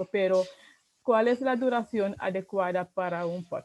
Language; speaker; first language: Spanish; non-native, fluent; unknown